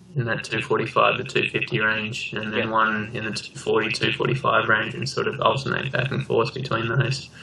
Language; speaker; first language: English; native; English